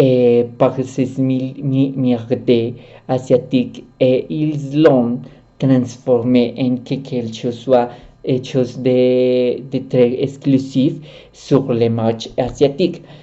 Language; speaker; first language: French; non-native, learner; Spanish